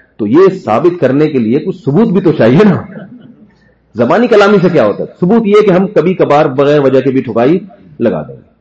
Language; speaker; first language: Urdu; native; Urdu